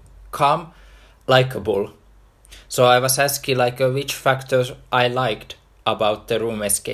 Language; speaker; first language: English; non-native, fluent; Finnish